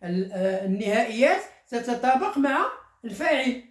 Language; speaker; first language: Arabic; native; Arabic